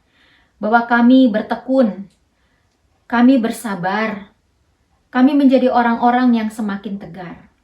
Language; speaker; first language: Indonesian; native; Indonesian